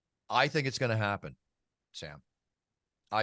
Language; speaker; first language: English; native; English